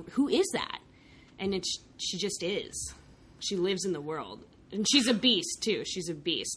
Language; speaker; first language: English; native; English